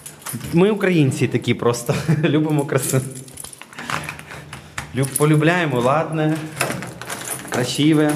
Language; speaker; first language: Polish; non-native, learner; Ukrainian